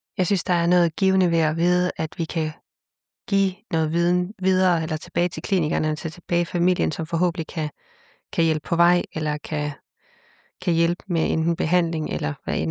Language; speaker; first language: Danish; native; Danish